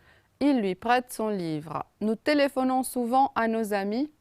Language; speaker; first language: French; non-native, fluent; Romanian